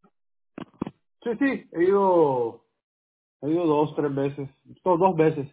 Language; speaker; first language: Spanish; native; Spanish